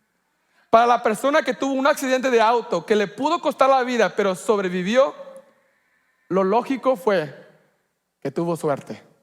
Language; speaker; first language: Spanish; early bilingual, heritage; Spanish